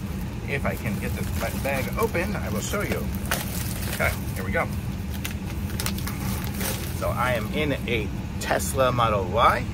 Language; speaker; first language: English; native; English